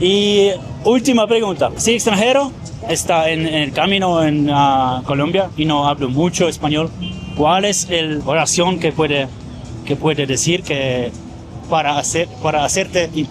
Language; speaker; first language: Spanish; non-native, learner; Polish